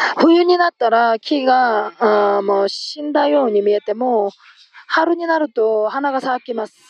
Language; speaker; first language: Japanese; non-native, fluent; Korean